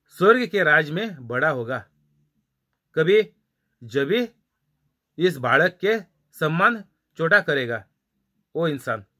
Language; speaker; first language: Hindi; non-native, local second language; Marathi